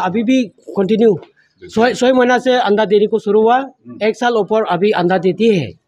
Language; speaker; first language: Hindi; non-native, local second language; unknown